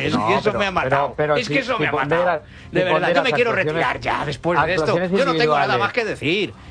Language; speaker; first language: Spanish; native; Spanish